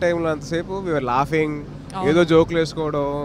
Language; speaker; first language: Telugu; native; Telugu